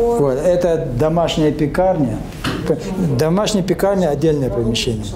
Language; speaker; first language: Russian; non-native, local second language; Lezghian